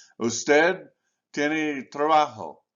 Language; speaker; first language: Spanish; non-native, fluent; English